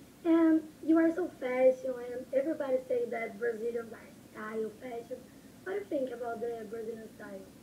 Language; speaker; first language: English; non-native, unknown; Portuguese